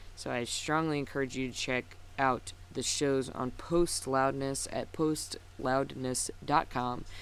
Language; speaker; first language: English; native; English